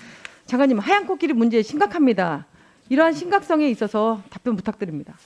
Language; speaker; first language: Korean; native; Korean